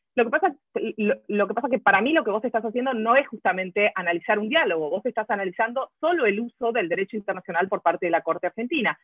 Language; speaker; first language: Spanish; native; Spanish